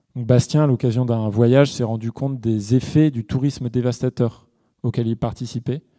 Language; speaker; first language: French; native; French